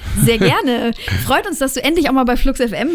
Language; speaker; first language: German; native; German